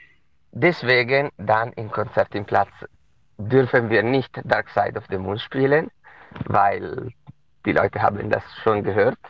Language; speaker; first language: German; non-native, local second language; Italian